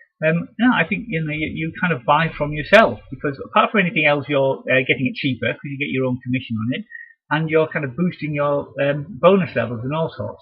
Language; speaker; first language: English; native; English